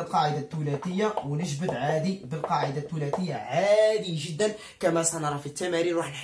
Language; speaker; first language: Arabic; native; Arabic